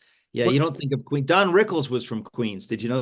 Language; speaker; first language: English; native; English